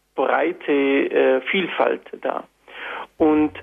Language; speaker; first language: German; non-native, fluent; Turkish